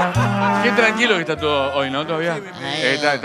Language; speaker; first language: Spanish; native; Spanish